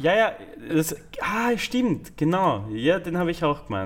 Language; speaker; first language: German; native; German